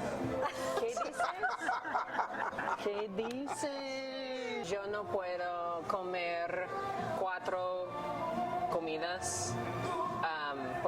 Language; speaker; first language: Spanish; non-native, learner; English